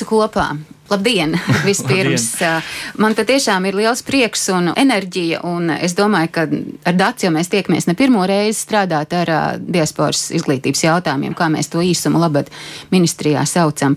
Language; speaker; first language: Latvian; native; Latvian